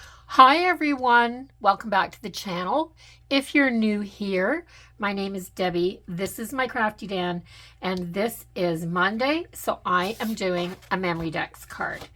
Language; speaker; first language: English; native; English